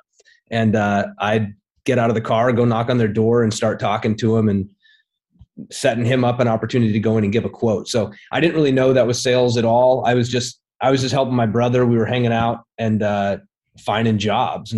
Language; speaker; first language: English; native; English